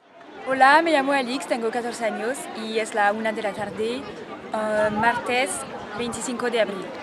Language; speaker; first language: Spanish; non-native, learner; French